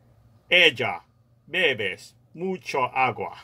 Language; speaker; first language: Spanish; non-native, learner; Cantonese